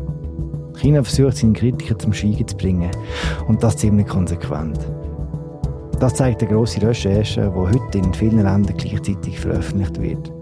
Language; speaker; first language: German; native; German